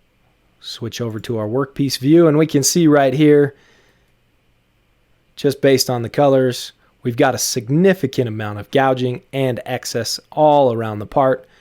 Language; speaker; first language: English; native; English